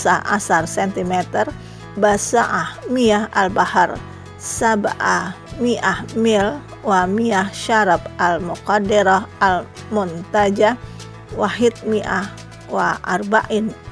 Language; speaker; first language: Arabic; non-native, fluent; Indonesian